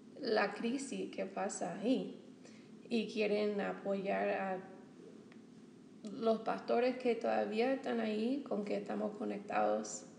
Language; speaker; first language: Spanish; non-native, fluent; English